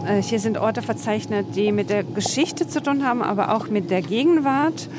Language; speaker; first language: German; non-native, fluent; Ukrainian